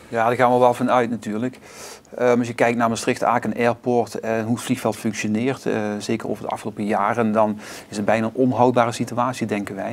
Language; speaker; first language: Dutch; native; Dutch